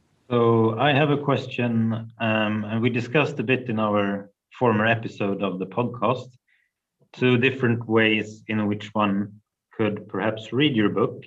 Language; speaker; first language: English; non-native, fluent; Swedish